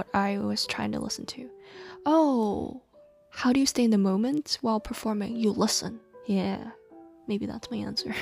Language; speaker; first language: English; non-native, local second language; Cantonese